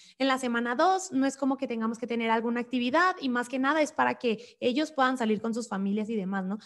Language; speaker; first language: Spanish; native; Spanish